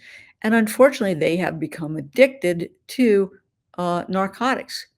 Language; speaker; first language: English; native; English